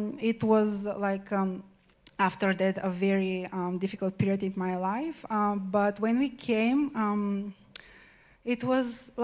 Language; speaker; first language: English; non-native, fluent; Bulgarian